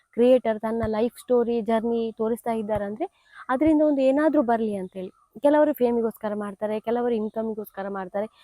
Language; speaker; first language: Kannada; non-native, local second language; Tulu